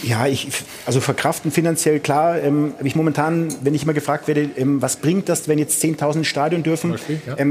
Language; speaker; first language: German; native; German